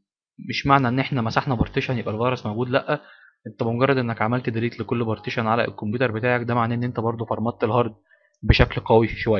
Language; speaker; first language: Arabic; native; Arabic